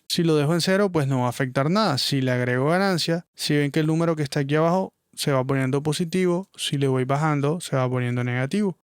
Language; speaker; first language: Spanish; native; Spanish